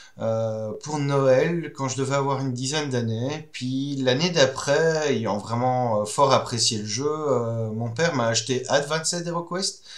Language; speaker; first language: French; native; French